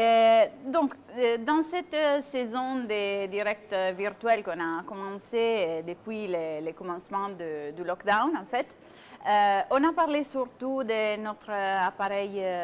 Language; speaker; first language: French; non-native, fluent; Italian